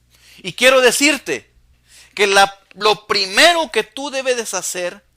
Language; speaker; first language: Spanish; native; Spanish